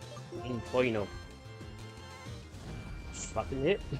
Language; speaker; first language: English; native; English